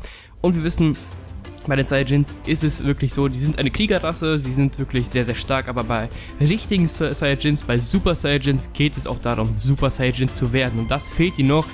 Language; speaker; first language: German; native; German